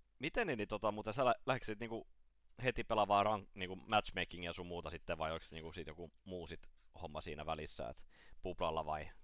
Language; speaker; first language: Finnish; native; Finnish